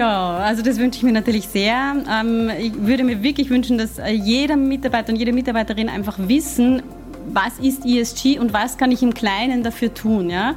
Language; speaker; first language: German; native; German